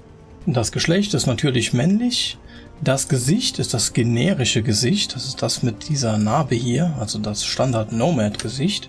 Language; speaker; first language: German; native; German